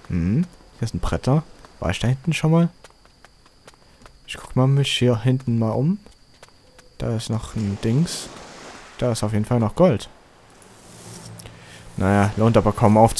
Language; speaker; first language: German; native; German